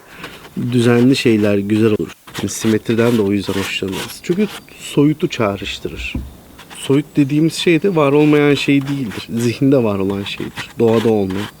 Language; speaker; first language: Turkish; native; Turkish